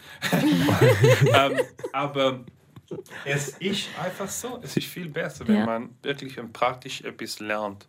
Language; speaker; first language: German; non-native, learner; English